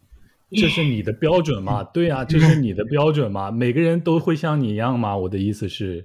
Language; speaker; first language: Chinese; native; Chinese